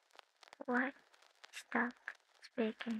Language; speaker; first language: English; non-native, learner; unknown